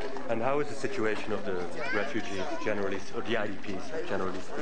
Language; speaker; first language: English; non-native, fluent; Dutch